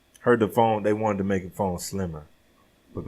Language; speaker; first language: English; native; English